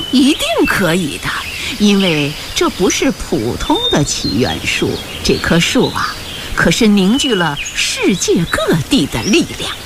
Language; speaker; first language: Chinese; non-native, fluent; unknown